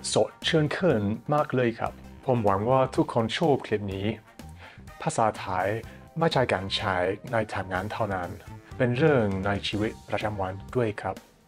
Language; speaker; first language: Thai; non-native, fluent; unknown